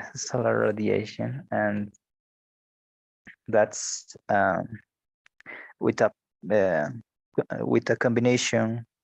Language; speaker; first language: English; non-native, learner; Spanish